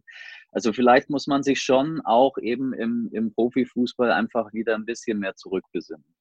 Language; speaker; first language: German; native; German